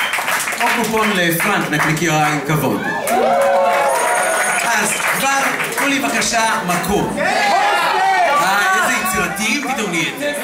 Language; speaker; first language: Hebrew; native; Hebrew